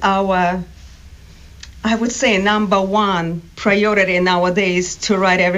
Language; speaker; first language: English; non-native, fluent; Ukrainian